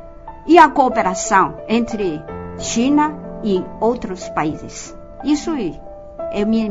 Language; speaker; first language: Portuguese; non-native, fluent; Chinese